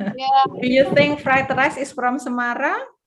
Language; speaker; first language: English; non-native, fluent; Indonesian